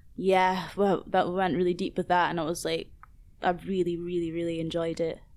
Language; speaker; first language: English; native; English